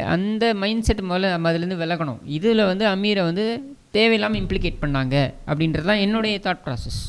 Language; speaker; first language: Tamil; native; Tamil